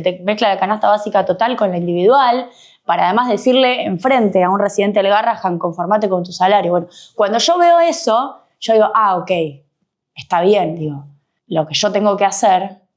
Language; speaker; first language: Spanish; native; Spanish